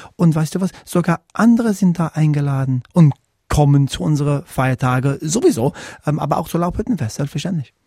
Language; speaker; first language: German; non-native, fluent; English